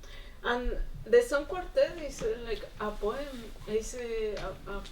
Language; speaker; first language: English; non-native, learner; Spanish